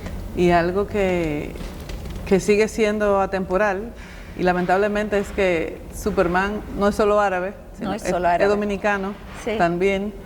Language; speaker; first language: Spanish; native; Spanish